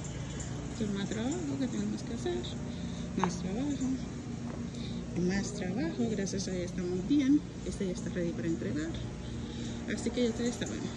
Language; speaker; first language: Spanish; early bilingual, heritage; Spanish